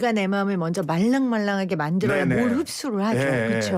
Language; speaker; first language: Korean; native; Korean